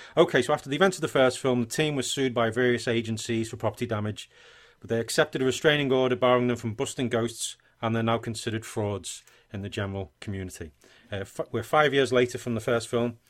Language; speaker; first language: English; native; English